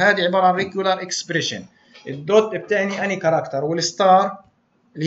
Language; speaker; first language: Arabic; native; Arabic